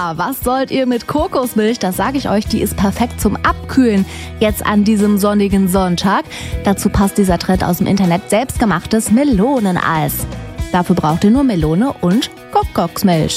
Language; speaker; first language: German; native; German